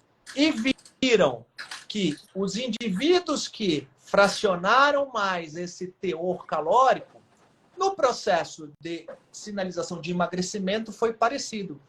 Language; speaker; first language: Portuguese; native; Portuguese